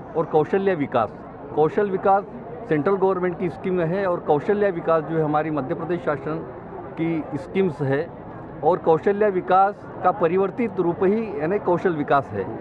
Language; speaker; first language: Hindi; native; Hindi